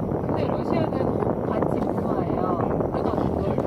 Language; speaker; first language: Korean; non-native, fluent; Russian